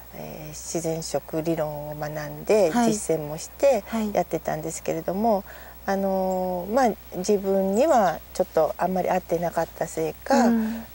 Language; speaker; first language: Japanese; native; Japanese